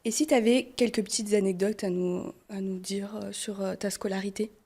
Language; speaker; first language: French; early bilingual, other home language; Portuguese